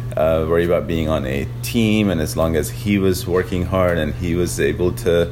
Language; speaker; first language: English; early bilingual, other home language; Urdu